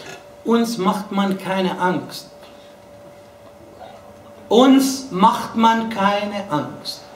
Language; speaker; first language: German; non-native, fluent; Arabic